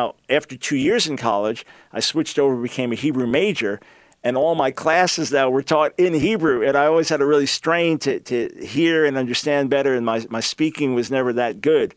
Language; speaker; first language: English; native; English